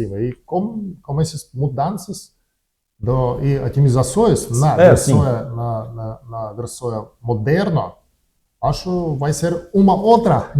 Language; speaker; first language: Portuguese; non-native, learner; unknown